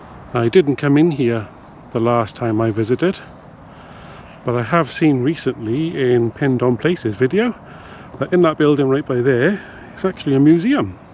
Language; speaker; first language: English; native; English